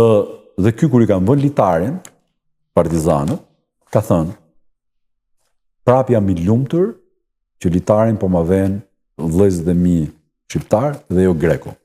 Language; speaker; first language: Albanian; native; Albanian